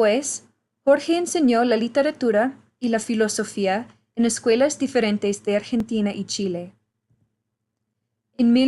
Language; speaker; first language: Spanish; non-native, fluent; English